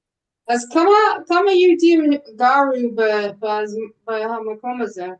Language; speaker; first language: Hebrew; non-native, learner; English